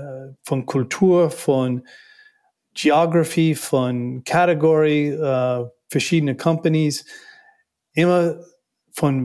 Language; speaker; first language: German; non-native, learner; English